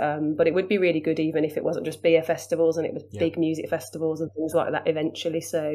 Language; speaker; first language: English; native; English